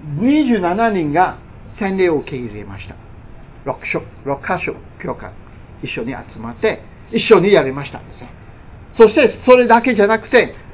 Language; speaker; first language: Japanese; non-native, fluent; English